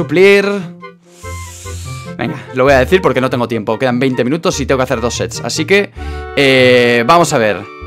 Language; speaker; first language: Spanish; native; Spanish